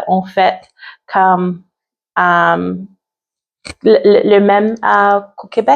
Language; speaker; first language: French; non-native, learner; English